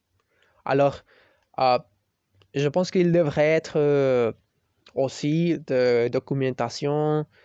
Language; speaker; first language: French; non-native, learner; Spanish